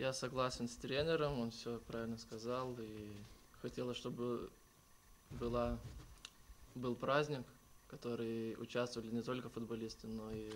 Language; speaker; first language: Russian; non-native, local second language; Lithuanian